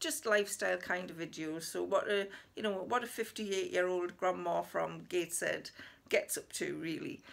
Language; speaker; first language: English; native; English